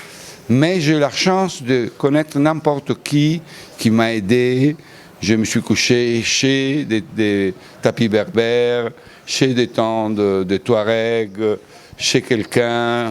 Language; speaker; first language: French; non-native, fluent; Italian